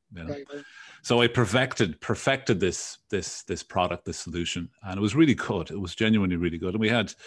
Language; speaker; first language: English; native; English